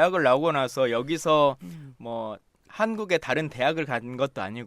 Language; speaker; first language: Korean; native; Korean